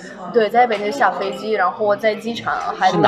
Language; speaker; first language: Chinese; non-native, fluent; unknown